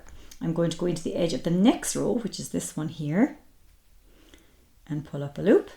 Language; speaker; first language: English; native; English